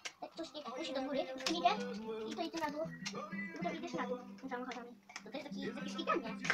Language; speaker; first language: Polish; early bilingual, heritage; Polish